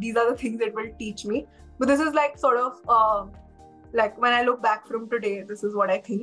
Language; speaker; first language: English; non-native, local second language; Hindi